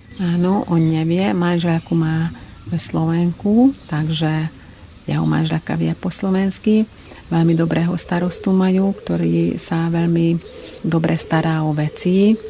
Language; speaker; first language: Slovak; early bilingual, heritage; Slovak